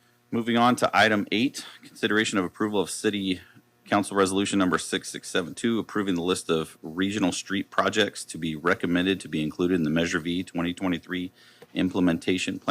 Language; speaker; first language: English; native; English